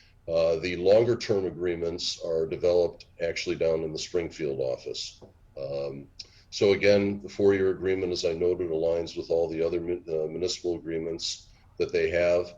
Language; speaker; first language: English; native; English